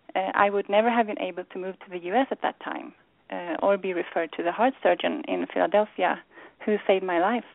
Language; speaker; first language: English; non-native, fluent; Swedish